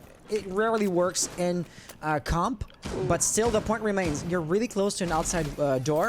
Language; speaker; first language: English; non-native, local second language; French